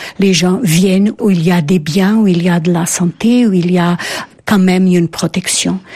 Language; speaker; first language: French; non-native, fluent; Portuguese